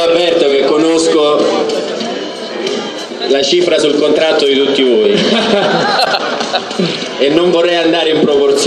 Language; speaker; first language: Italian; native; Italian